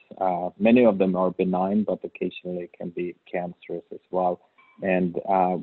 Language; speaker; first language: English; non-native, fluent; Swedish